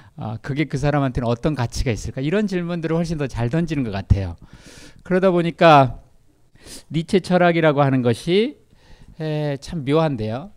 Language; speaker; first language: Korean; native; Korean